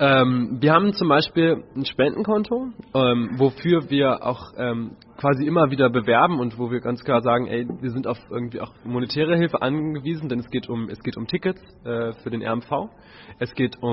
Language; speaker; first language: German; native; German